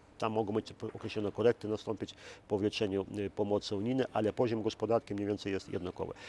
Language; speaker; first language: Polish; native; Polish